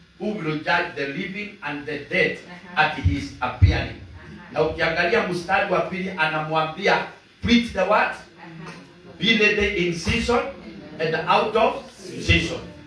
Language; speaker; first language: English; non-native, local second language; Kikuyu